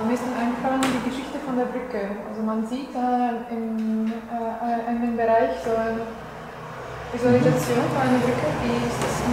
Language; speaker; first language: German; non-native, fluent; Slovak